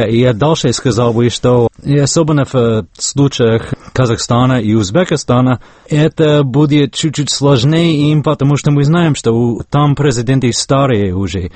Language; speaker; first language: Russian; non-native, fluent; English